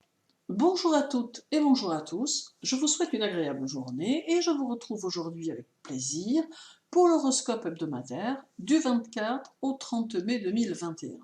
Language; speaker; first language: French; native; French